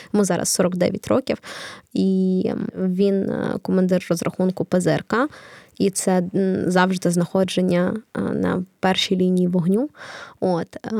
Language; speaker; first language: Ukrainian; non-native, local second language; Russian